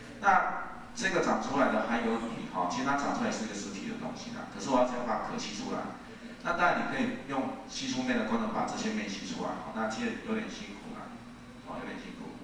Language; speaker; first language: Chinese; native; Chinese